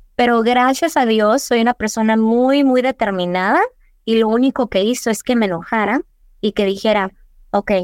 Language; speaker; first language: Spanish; early bilingual, heritage; Spanish